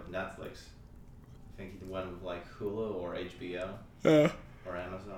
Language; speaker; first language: English; non-native, fluent; Polish